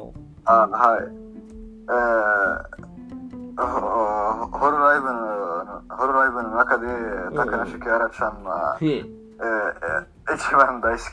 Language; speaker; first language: Japanese; non-native, learner; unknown